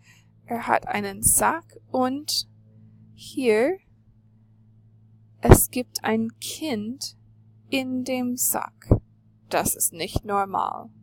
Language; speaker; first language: German; non-native, fluent; English